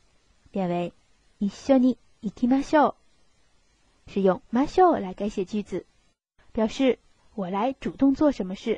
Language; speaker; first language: Japanese; non-native, fluent; Chinese